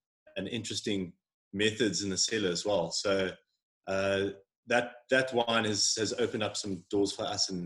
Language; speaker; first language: English; native; English